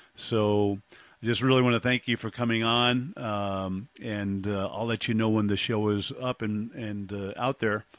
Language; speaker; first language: English; native; English